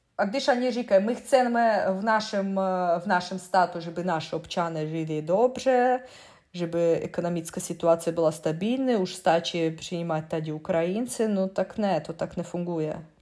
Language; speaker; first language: Czech; non-native, learner; Russian